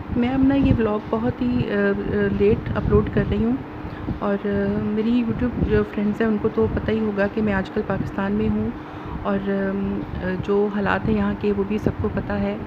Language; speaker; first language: Urdu; native; Urdu